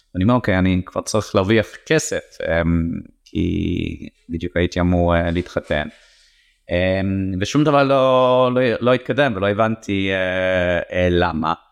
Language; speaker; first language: Hebrew; non-native, fluent; English